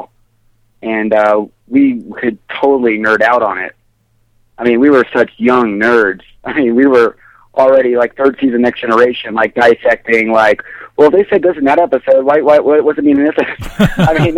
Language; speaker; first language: English; native; English